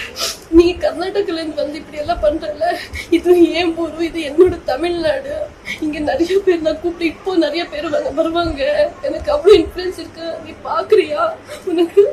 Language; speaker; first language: Tamil; non-native, local second language; Kannada